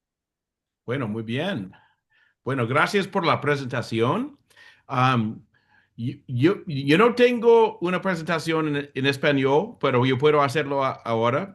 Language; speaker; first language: Spanish; non-native, fluent; English